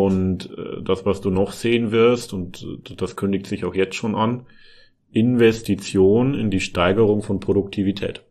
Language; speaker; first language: German; native; German